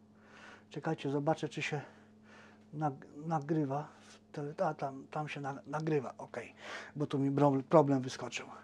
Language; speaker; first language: Polish; native; Polish